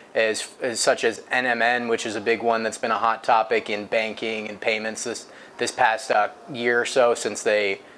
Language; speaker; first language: English; native; English